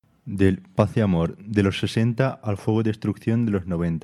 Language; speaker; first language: Spanish; native; Spanish